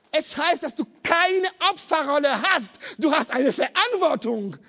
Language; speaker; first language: German; non-native, fluent; French